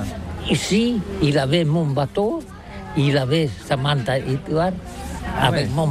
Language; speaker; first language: French; non-native, local second language; Catalan